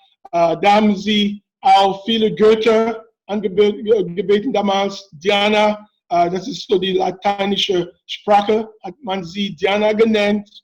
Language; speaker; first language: German; non-native, fluent; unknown